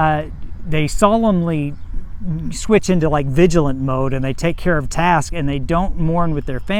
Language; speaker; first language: English; native; English